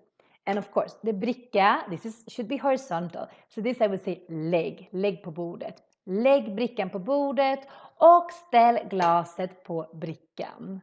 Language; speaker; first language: Swedish; native; Swedish